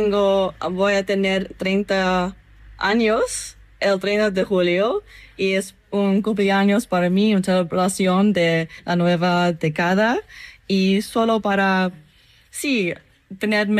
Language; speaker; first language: Spanish; non-native, learner; English